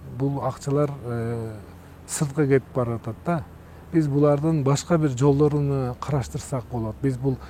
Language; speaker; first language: Kyrgyz; non-native, local second language; Uzbek